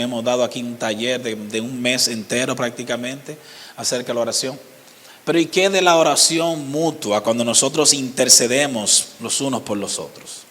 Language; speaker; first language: Spanish; native; Spanish